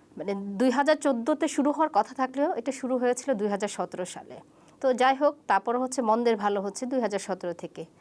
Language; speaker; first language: Bangla; non-native, local second language; Chakma